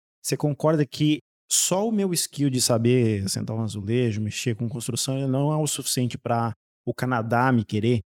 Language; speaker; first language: Portuguese; native; Portuguese